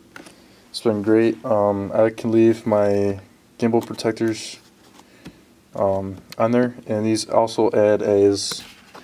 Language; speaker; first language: English; native; English